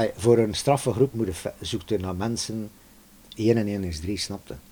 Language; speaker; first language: Dutch; native; Dutch